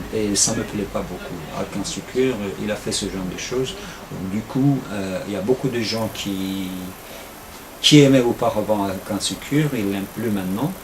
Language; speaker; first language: French; non-native, fluent; Turkish